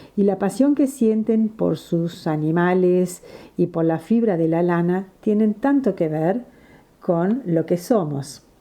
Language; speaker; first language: Spanish; non-native, fluent; English